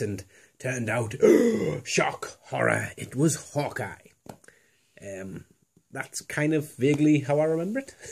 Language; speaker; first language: English; native; English